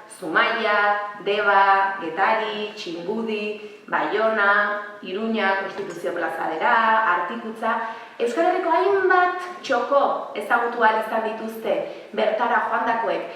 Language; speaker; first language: Basque; native; Basque